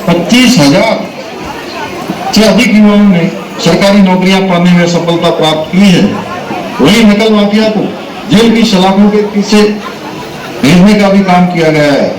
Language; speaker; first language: Hindi; native; Hindi